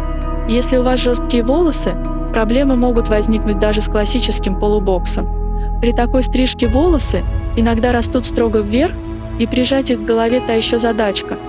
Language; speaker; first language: Russian; native; Russian